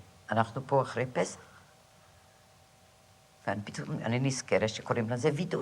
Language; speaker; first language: Hebrew; non-native, fluent; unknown